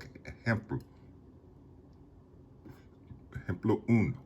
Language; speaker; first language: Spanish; non-native, learner; English